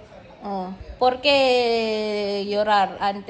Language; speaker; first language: Spanish; non-native, learner; Filipino